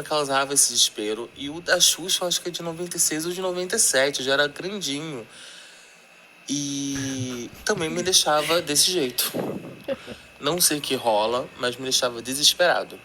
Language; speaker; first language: Portuguese; native; Portuguese